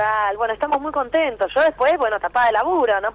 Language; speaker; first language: Spanish; native; Spanish